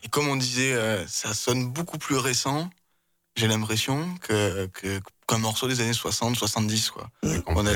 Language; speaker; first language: French; native; French